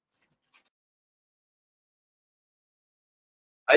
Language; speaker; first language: Spanish; native; Spanish